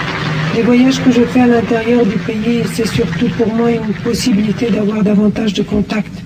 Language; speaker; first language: French; non-native, fluent; Persian